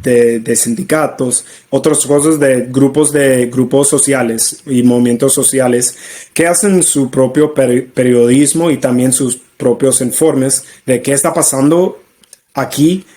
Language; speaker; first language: Spanish; non-native, fluent; English